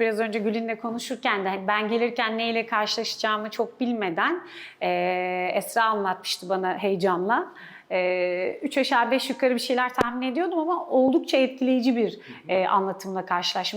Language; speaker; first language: Turkish; native; Turkish